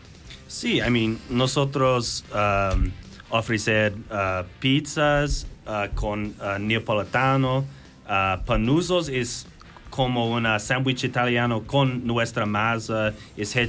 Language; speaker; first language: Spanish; non-native, learner; English